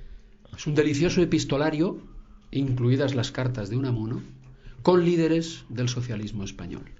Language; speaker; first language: Spanish; native; Spanish